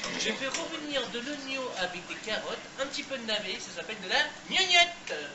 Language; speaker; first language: French; native; French